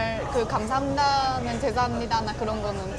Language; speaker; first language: Korean; non-native, fluent; Japanese